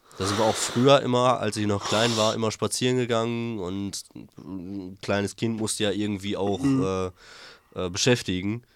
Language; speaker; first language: German; native; German